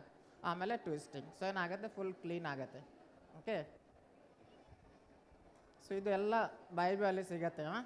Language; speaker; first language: Kannada; non-native, learner; Bangla